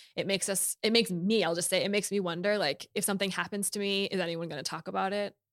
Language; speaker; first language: English; native; English